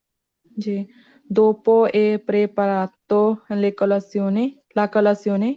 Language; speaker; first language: Italian; non-native, learner; Punjabi